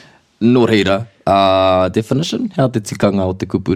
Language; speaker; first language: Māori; non-native, local second language; English